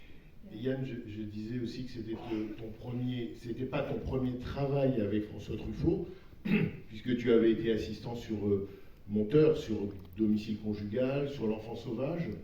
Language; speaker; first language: French; native; French